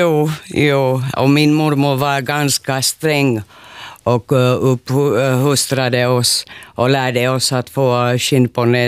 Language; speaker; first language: Swedish; non-native, local second language; Finnish